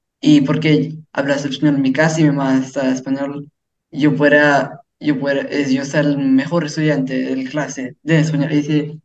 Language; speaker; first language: Spanish; early bilingual, heritage; English